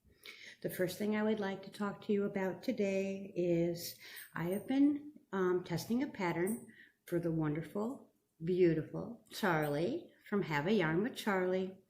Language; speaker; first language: English; native; English